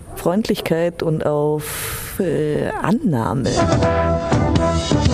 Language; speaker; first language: German; early bilingual, heritage; German